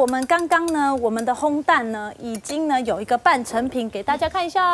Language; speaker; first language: Chinese; native; Chinese